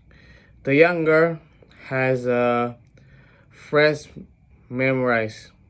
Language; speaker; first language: English; non-native, learner; Indonesian